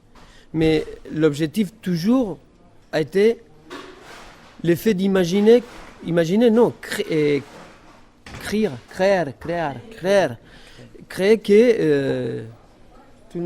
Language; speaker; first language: French; non-native, fluent; Spanish